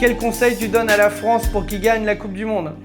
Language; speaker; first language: French; native; French